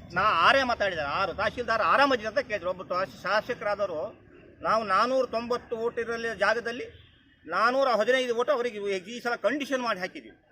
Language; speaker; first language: Kannada; native; Kannada